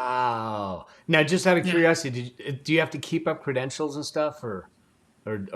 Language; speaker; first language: English; native; English